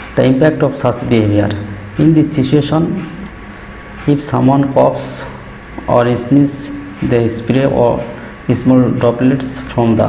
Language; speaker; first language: English; non-native, local second language; Bangla